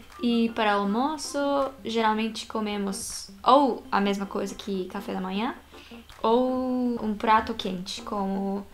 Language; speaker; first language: Portuguese; non-native, fluent; Japanese